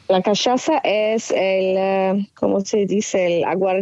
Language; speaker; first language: Spanish; non-native, fluent; Portuguese